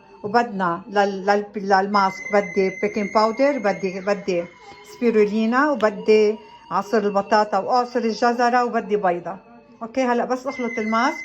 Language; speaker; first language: Arabic; native; Arabic